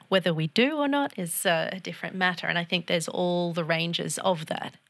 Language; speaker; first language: English; native; English